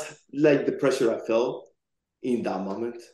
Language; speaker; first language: English; non-native, fluent; Spanish